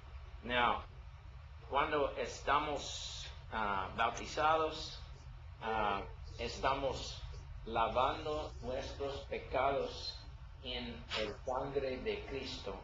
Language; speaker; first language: Spanish; non-native, learner; English